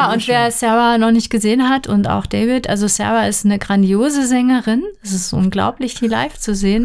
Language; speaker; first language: German; native; German